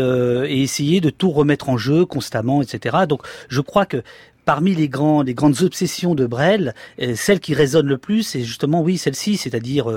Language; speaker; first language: French; native; French